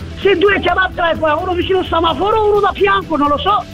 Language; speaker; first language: Italian; non-native, learner; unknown